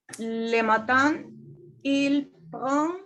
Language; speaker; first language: French; non-native, learner; Spanish